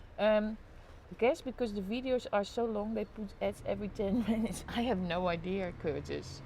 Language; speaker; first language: English; non-native, fluent; Dutch